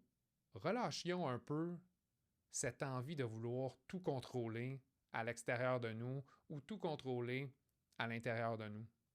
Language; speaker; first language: French; native; French